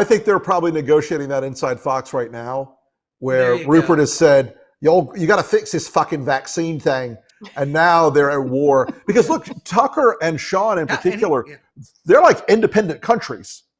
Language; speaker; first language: English; native; English